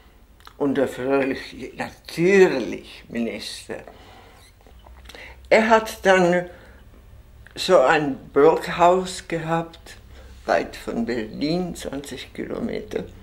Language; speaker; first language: German; non-native, fluent; Czech